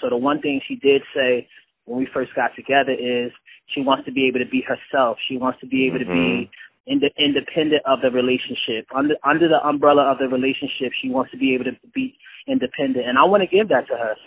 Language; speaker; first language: English; native; English